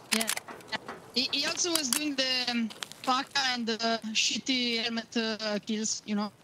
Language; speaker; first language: English; non-native, learner; Italian